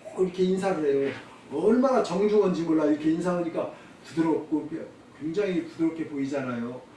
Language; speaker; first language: Korean; native; Korean